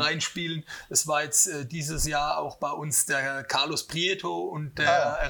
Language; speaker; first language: German; native; German